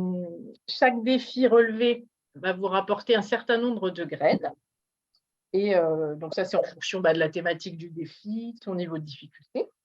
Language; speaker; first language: French; native; French